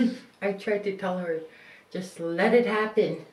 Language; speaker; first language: English; native; English